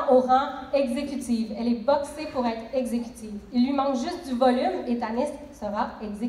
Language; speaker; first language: French; native; French